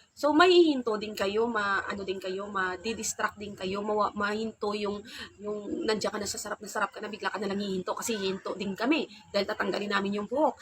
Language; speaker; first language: Filipino; non-native, local second language; Hiligaynon